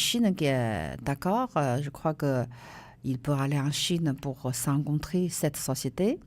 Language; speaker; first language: French; non-native, learner; Chinese